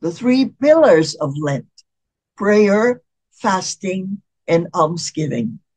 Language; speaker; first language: English; non-native, local second language; Filipino